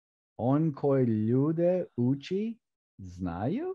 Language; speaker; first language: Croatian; early bilingual, heritage; Croatian